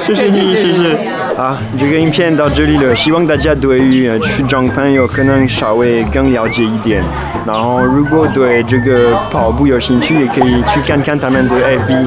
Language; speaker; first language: Chinese; non-native, fluent; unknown